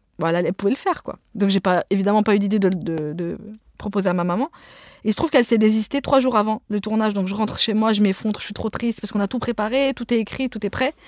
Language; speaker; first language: French; early bilingual, other home language; Arabic